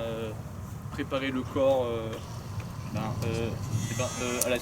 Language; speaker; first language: French; native; French